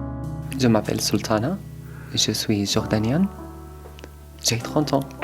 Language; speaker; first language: French; early bilingual, other home language; Arabic